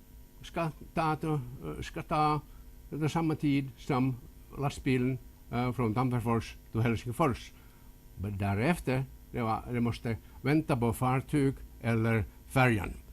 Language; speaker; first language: Swedish; non-native, local second language; Finnish